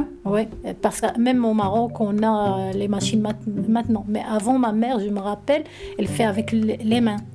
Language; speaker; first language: French; non-native, learner; Arabic